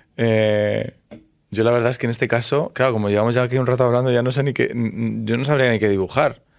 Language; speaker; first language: Spanish; native; Spanish